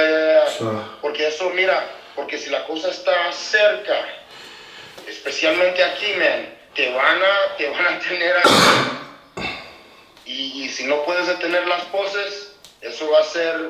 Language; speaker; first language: Spanish; early bilingual, heritage; Spanish